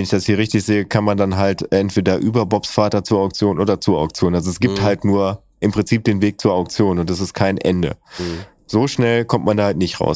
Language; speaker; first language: German; native; German